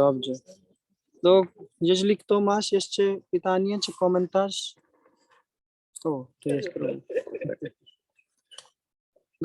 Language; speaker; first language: Polish; non-native, learner; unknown